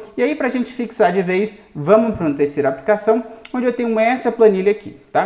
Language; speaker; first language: Portuguese; native; Portuguese